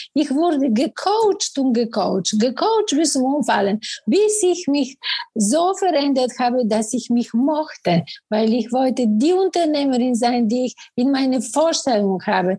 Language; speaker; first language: German; non-native, fluent; Bulgarian